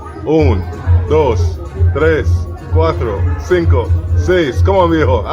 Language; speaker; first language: Spanish; non-native, learner; English